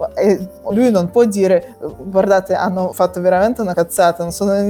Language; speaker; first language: Italian; non-native, fluent; Russian